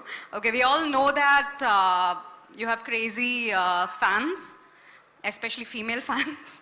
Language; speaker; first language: Telugu; non-native, fluent; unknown